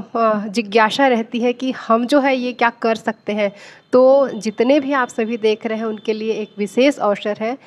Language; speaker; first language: Hindi; native; Hindi